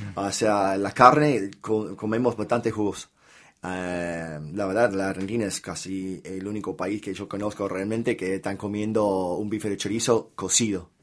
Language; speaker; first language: Spanish; non-native, fluent; English